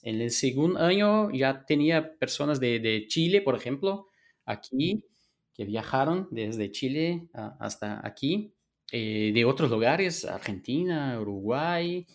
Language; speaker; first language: Spanish; non-native, fluent; Portuguese